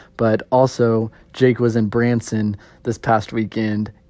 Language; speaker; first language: English; native; English